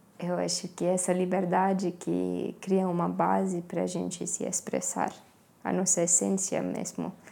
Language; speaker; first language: Portuguese; non-native, fluent; Estonian